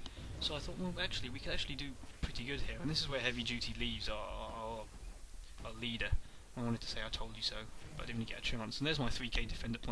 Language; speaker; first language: English; native; English